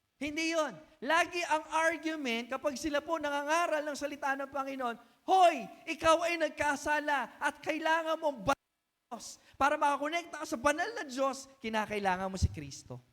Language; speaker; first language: Filipino; native; Filipino